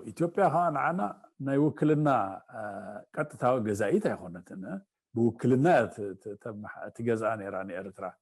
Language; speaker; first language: Tigrinya; native; Tigrinya